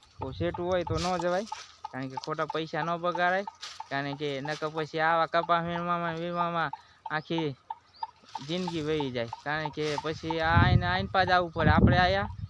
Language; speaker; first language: Gujarati; non-native, local second language; Bhili